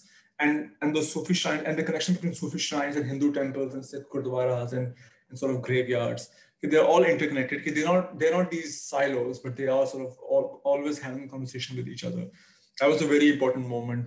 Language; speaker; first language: English; non-native, local second language; Urdu